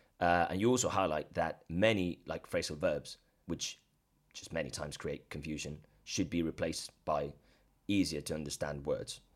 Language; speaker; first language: English; non-native, fluent; Spanish